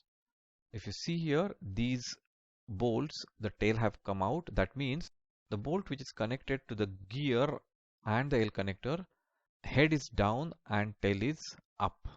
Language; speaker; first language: English; non-native, local second language; Marathi